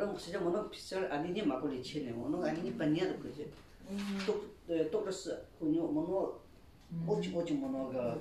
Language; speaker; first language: Russian; non-native, learner; Chinese